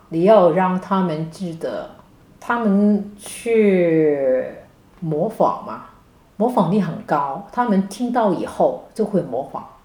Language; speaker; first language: Chinese; non-native, local second language; Cantonese